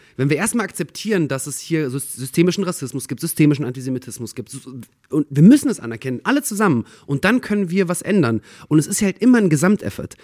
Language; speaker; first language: German; early bilingual, other home language; Russian